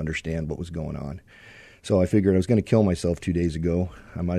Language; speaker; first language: English; native; English